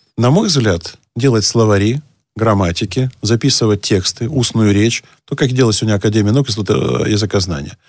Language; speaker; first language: Russian; native; Russian